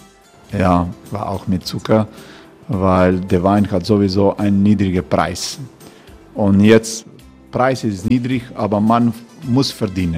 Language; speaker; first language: German; non-native, fluent; Croatian